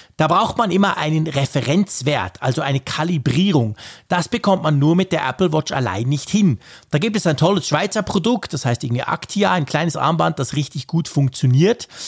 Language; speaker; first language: German; native; German